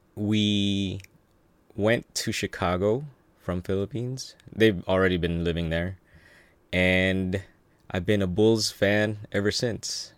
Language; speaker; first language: English; early bilingual, other home language; Filipino